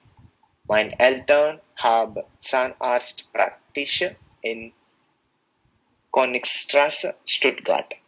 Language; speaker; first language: German; non-native, learner; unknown